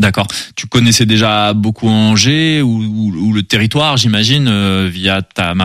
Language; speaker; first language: French; native; French